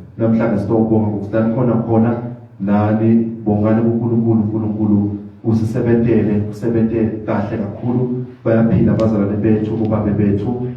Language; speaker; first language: Zulu; non-native, local second language; Swati